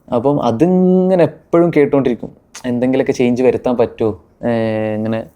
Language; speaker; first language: Malayalam; native; Malayalam